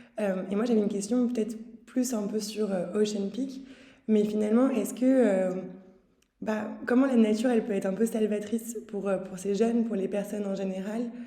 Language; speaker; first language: French; native; French